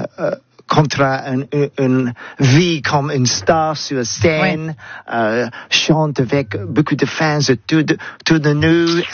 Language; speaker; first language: French; non-native, learner; English